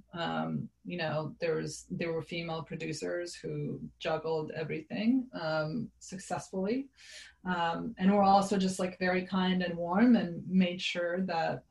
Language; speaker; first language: English; non-native, fluent; Serbian